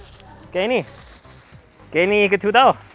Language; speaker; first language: Chinese; non-native, learner; English